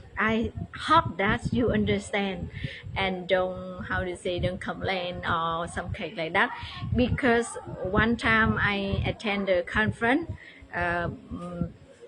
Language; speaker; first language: English; non-native, learner; Vietnamese